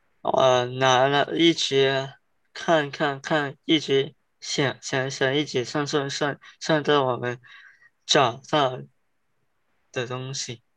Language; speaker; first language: Chinese; early bilingual, heritage; Chinese